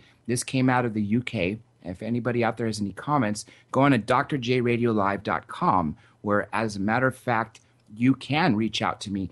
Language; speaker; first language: English; native; English